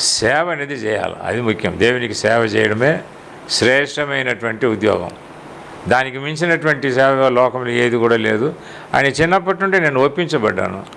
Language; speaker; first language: Telugu; non-native, local second language; Tamil